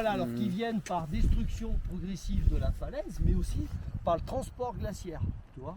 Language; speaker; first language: French; native; French